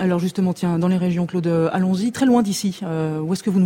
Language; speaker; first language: French; native; French